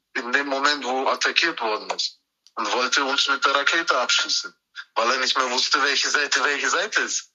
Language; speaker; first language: German; early bilingual, other home language; Turkish